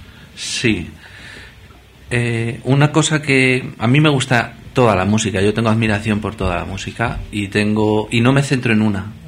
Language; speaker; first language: Spanish; native; Spanish